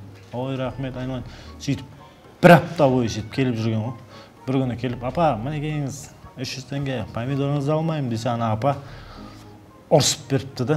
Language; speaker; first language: Kazakh; native; Kazakh